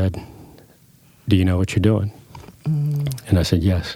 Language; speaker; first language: English; early bilingual, other home language; Spanish